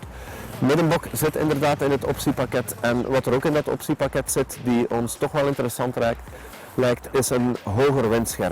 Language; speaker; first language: Dutch; native; Dutch